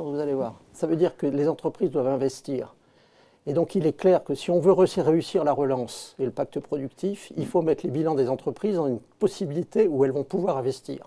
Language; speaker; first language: French; native; French